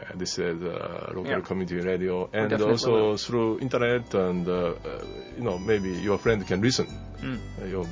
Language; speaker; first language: English; non-native, learner; Japanese